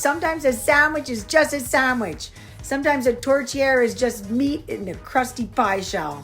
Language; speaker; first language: English; native; English